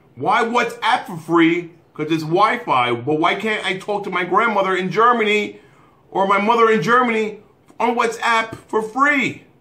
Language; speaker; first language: English; native; English